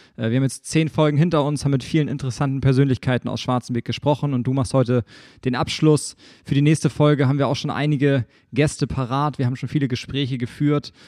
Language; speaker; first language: German; native; German